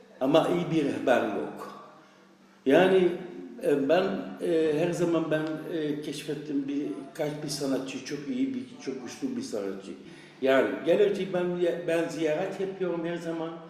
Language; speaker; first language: Turkish; non-native, learner; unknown